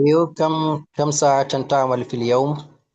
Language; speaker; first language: Arabic; non-native, learner; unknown